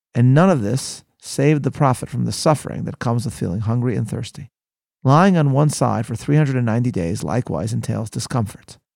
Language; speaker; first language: English; native; English